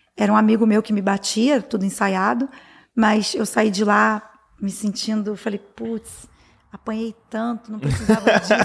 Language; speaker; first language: Portuguese; native; Portuguese